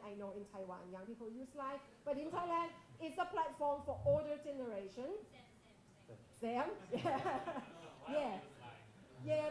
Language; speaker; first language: English; non-native, fluent; Thai